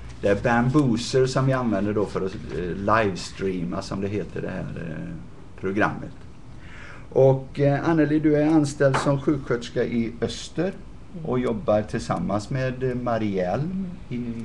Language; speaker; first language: Swedish; native; Swedish